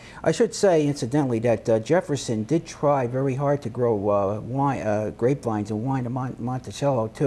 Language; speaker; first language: English; native; English